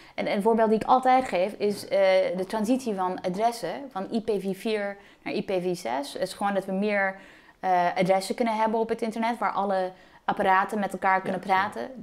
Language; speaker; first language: Dutch; non-native, fluent; English